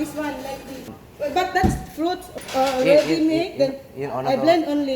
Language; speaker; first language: English; non-native, local second language; Cebuano